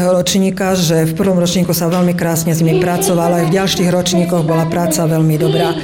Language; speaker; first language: Slovak; native; Slovak